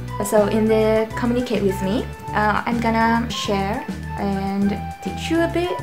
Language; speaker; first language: English; non-native, fluent; Indonesian